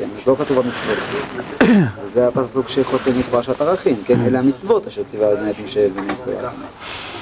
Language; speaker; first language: Hebrew; native; Hebrew